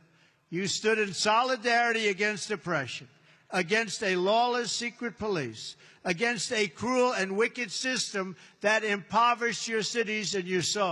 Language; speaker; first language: English; native; English